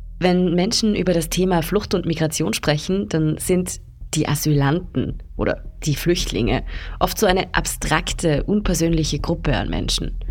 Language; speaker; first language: German; native; German